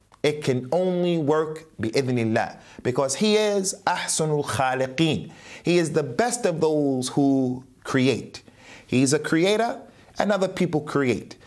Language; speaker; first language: English; native; English